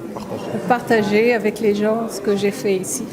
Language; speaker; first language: French; non-native, local second language; Arabic